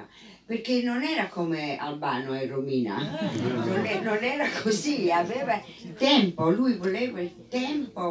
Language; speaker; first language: Italian; non-native, fluent; English